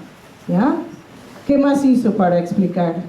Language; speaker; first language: Spanish; non-native, fluent; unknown